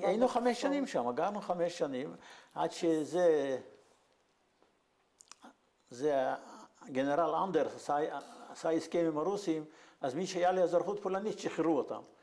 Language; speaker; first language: Hebrew; non-native, fluent; Yiddish